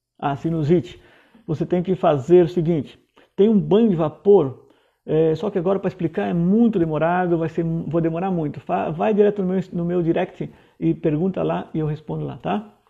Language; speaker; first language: Portuguese; native; Portuguese